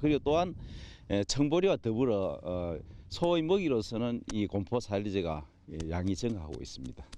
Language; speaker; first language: Korean; native; Korean